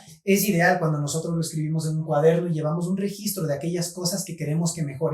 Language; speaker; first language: Spanish; native; Spanish